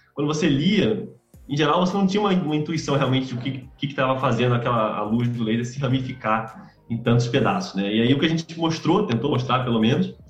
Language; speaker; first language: Portuguese; native; Portuguese